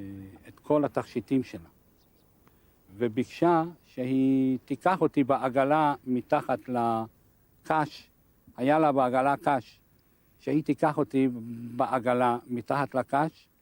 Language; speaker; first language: Hebrew; non-native, fluent; Hungarian